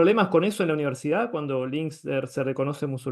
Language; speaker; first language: Spanish; native; Spanish